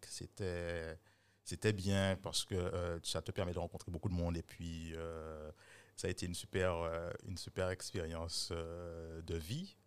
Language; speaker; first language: French; native; French